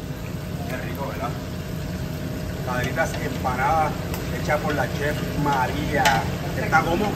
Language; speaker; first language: Spanish; native; Spanish